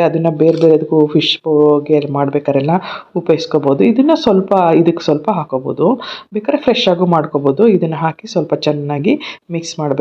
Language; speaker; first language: Kannada; native; Kannada